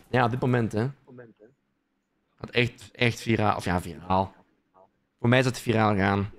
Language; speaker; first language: Dutch; native; Dutch